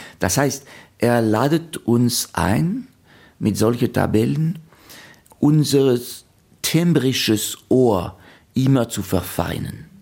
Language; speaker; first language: German; non-native, fluent; French